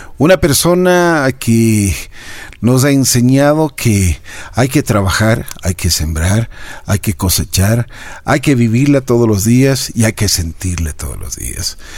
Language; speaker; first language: Spanish; native; Spanish